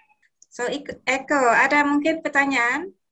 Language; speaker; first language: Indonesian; early bilingual, heritage; Dutch